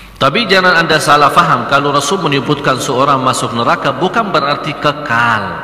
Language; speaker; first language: Malay; non-native, fluent; Arabic